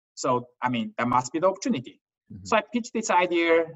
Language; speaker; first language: English; non-native, fluent; Chinese